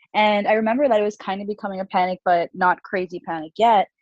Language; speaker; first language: English; early bilingual, other home language; Urdu